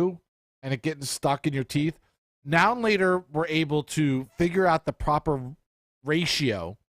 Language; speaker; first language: English; native; English